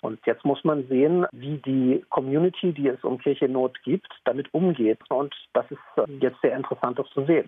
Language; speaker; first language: German; native; German